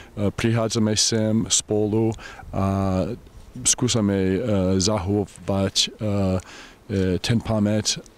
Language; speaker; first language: Slovak; non-native, learner; English